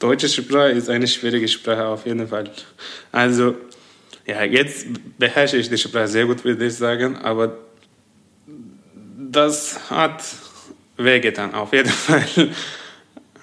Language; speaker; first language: German; non-native, fluent; Turkish